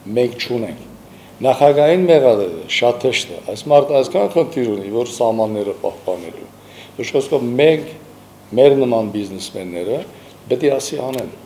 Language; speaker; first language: Armenian; early bilingual, heritage; Armenian